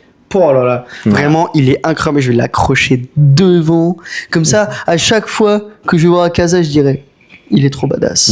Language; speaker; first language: French; native; French